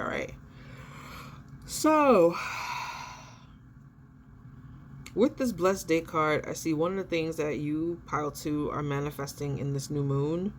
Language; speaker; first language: English; native; English